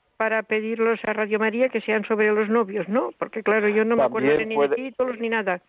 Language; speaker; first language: Spanish; native; Spanish